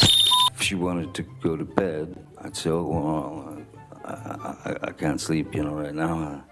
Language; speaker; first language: English; native; English